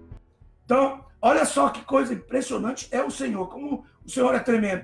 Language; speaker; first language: Portuguese; native; Portuguese